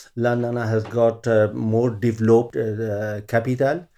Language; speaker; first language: English; non-native, learner; Persian